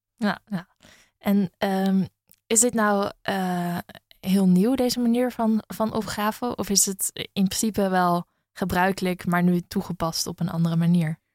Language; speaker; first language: Dutch; native; Dutch